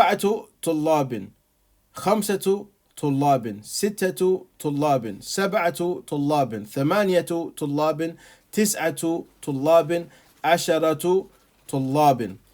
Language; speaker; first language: Arabic; non-native, fluent; English